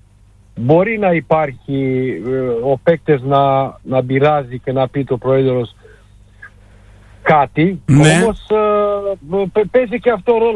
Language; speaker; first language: Greek; non-native, fluent; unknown